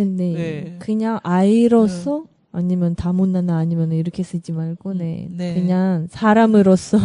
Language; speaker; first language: Korean; non-native, learner; Russian